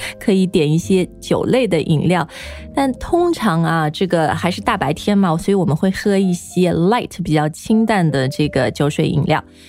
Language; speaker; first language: Chinese; native; Chinese